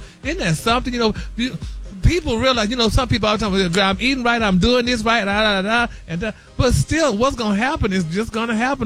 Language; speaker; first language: English; native; English